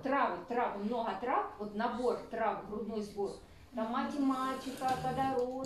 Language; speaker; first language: Russian; native; Russian